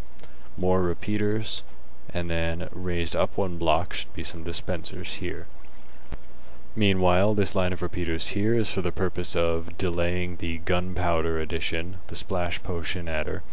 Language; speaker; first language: English; native; English